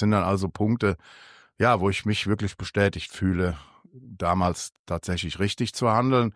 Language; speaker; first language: German; native; German